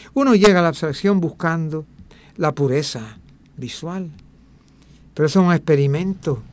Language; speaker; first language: Spanish; early bilingual, heritage; Spanish